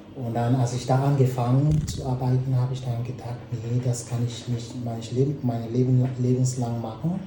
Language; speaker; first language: German; non-native, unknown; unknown